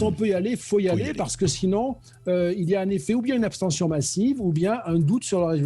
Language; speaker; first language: French; native; French